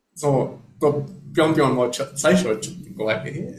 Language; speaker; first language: Japanese; non-native, learner; Spanish